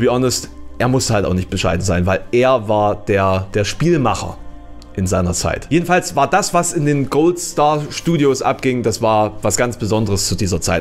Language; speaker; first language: German; native; German